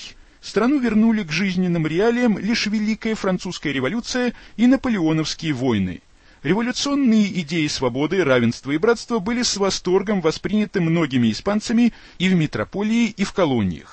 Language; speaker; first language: Russian; native; Russian